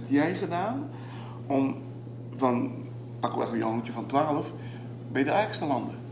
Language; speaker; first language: Dutch; non-native, local second language; Papiamento